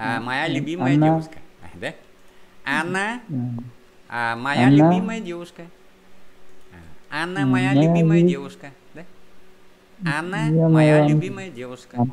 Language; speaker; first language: Russian; non-native, fluent; Vietnamese